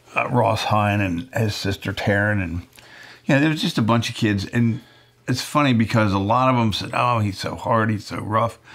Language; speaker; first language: English; native; English